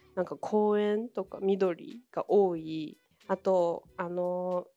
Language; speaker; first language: Japanese; non-native, fluent; Chinese